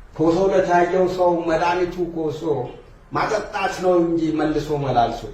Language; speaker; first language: Amharic; non-native, local second language; Wolaytta